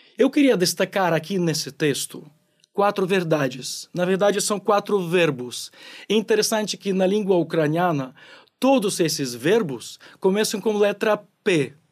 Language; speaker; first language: Portuguese; non-native, fluent; Ukrainian